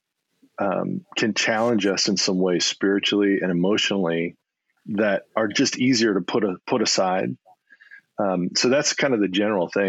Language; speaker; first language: English; native; English